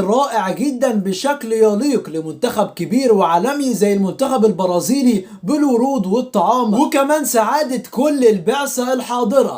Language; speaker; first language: Arabic; native; Arabic